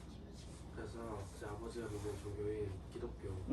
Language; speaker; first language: Korean; early bilingual, heritage; Korean